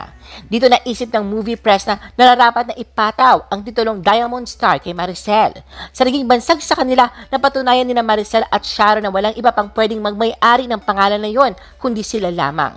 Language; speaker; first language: Filipino; native; Filipino